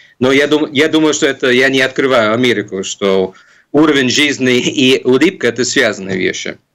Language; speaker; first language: Russian; non-native, fluent; English